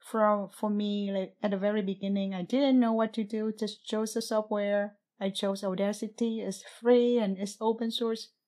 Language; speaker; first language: English; non-native, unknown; Vietnamese